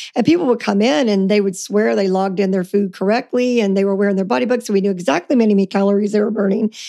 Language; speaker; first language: English; native; English